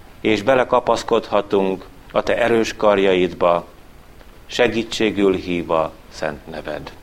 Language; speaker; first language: Hungarian; native; Hungarian